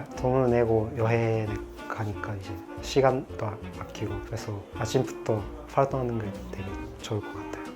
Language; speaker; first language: Korean; non-native, fluent; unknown